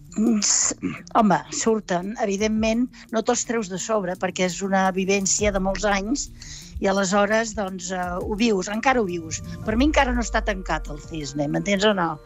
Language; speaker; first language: Catalan; native; Catalan